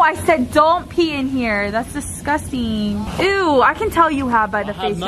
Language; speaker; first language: English; native; English